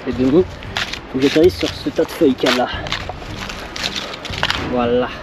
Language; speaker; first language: French; native; French